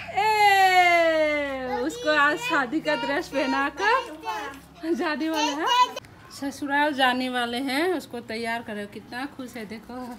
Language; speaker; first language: Hindi; non-native, local second language; Kok Borok